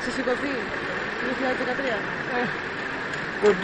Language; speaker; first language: Greek; native; Greek